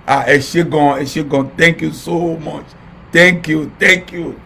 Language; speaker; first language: English; non-native, local second language; Yoruba